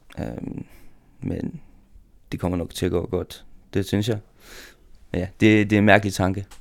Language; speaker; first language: Danish; non-native, local second language; Faroese